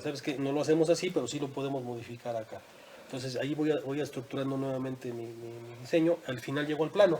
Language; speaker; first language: Spanish; native; Spanish